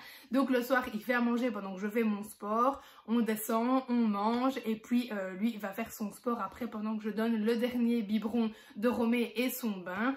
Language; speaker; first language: French; native; French